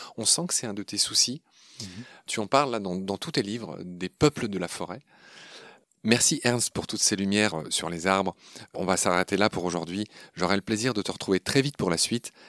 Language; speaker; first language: French; native; French